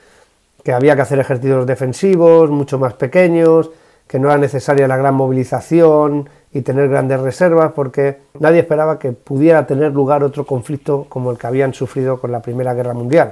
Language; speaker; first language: Spanish; native; Spanish